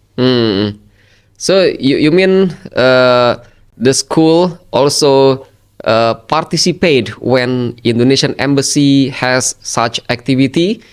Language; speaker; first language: English; non-native, fluent; Indonesian